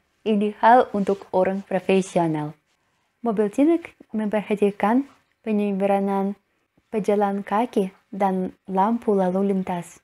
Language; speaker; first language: Indonesian; non-native, learner; Russian